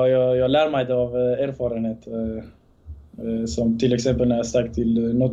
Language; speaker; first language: Swedish; early bilingual, other home language; Bosnian